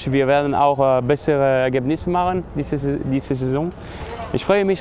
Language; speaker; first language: German; non-native, local second language; French